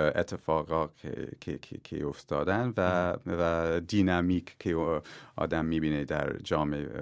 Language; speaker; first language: Persian; non-native, fluent; English